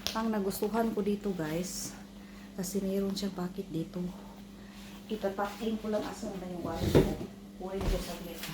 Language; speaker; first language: Filipino; non-native, local second language; Cebuano